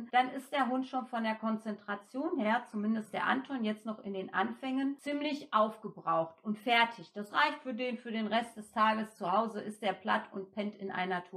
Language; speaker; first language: German; native; German